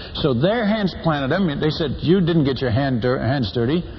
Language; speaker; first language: English; non-native, fluent; Dutch